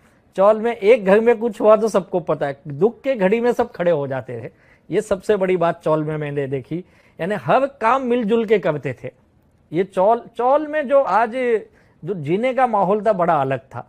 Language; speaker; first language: Hindi; native; Hindi